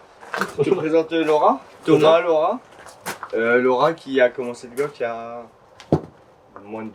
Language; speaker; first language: French; native; French